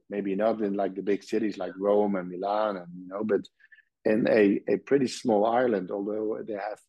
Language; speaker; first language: English; non-native, fluent; Dutch